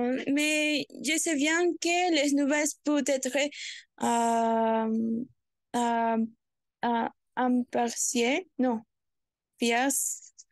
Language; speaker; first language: French; non-native, learner; Spanish